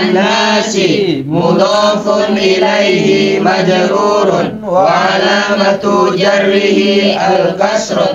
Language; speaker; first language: Arabic; non-native, learner; Indonesian